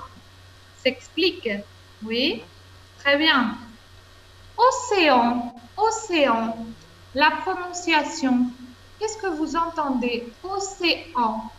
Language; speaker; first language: French; non-native, fluent; Spanish